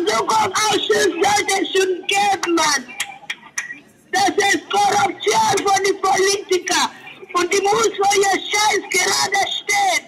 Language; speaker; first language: German; non-native, learner; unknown